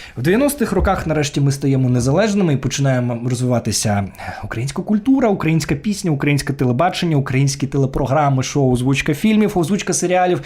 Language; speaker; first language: Ukrainian; non-native, local second language; Russian